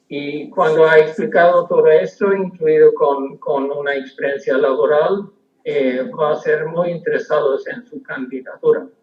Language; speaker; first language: Spanish; non-native, fluent; Swedish